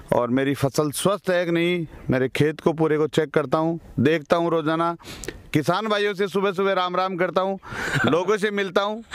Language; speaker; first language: Hindi; native; Hindi